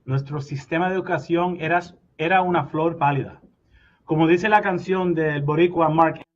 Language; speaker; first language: Spanish; early bilingual, heritage; Spanish